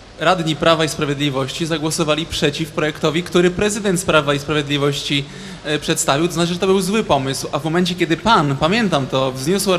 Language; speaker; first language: Polish; native; Polish